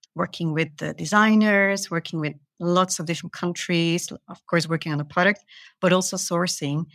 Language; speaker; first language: English; non-native, fluent; Dutch